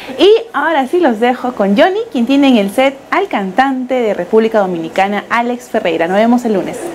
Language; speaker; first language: Spanish; native; Spanish